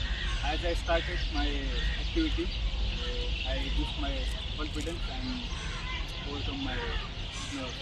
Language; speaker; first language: English; non-native, learner; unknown